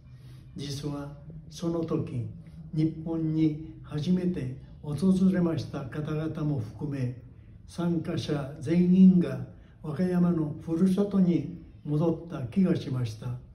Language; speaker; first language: Japanese; early bilingual, heritage; Japanese